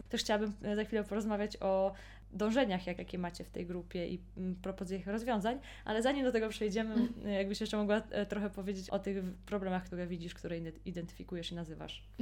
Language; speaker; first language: Polish; native; Polish